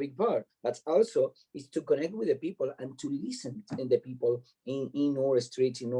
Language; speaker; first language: English; non-native, fluent; Spanish